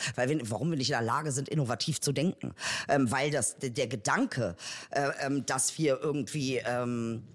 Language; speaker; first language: German; native; German